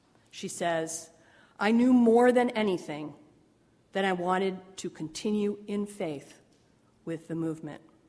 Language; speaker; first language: English; native; English